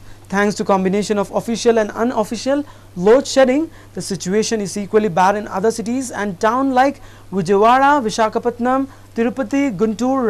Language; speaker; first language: English; non-native, local second language; Urdu